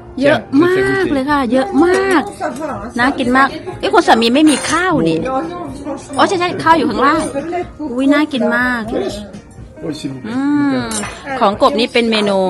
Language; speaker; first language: Thai; native; Thai